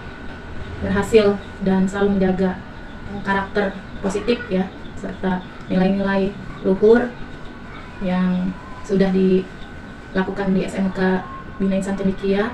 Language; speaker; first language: Indonesian; native; Indonesian